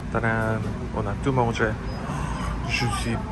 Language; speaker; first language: French; native; French